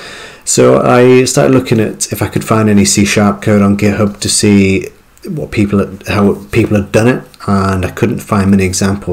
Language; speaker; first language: English; native; English